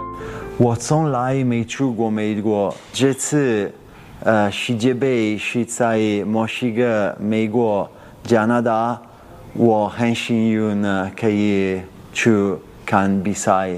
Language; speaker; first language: Chinese; non-native, learner; Italian